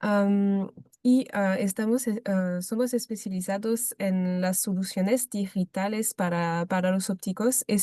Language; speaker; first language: Spanish; non-native, fluent; French